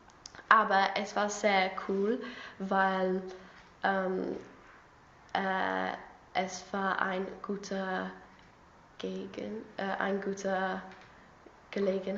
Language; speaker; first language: German; non-native, learner; English